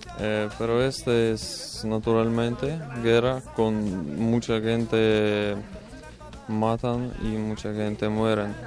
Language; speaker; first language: Spanish; non-native, learner; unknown